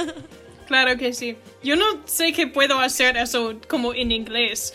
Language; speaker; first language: Spanish; non-native, learner; English